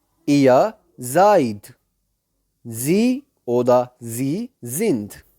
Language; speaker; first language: German; non-native, learner; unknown